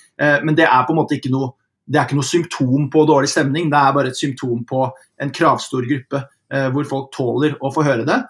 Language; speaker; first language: Norwegian; early bilingual, heritage; Norwegian